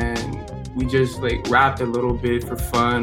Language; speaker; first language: English; non-native, fluent; French